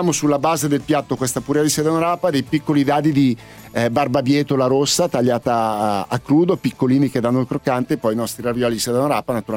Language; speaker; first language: Italian; native; Italian